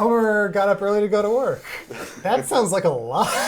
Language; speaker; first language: English; native; English